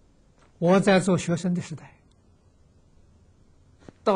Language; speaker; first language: Chinese; native; Chinese